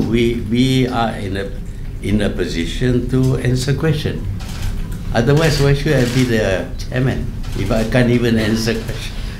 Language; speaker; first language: English; non-native, local second language; Malay